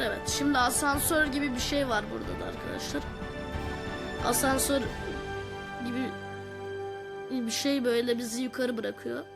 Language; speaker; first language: Turkish; native; Turkish